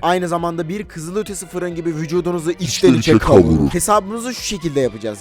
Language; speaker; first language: Turkish; native; Turkish